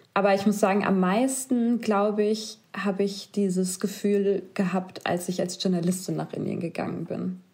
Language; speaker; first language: German; native; German